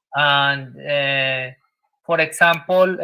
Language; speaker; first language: English; non-native, learner; Spanish